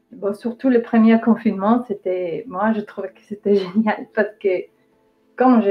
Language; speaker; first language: French; non-native, fluent; Spanish